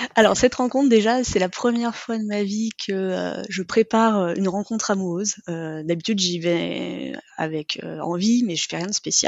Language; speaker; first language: French; native; French